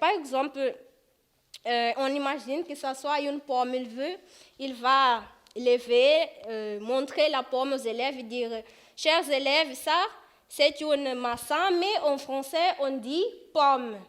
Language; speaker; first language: French; non-native, fluent; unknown